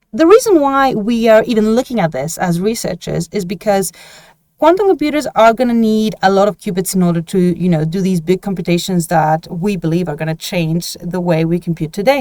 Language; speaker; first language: English; non-native, fluent; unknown